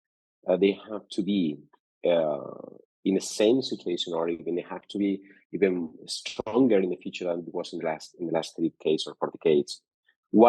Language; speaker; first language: English; non-native, fluent; Spanish